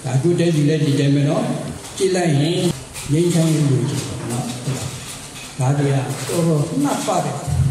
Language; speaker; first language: Burmese; non-native, local second language; S'gaw Karen